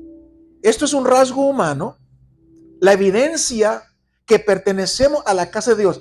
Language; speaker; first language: Spanish; native; Spanish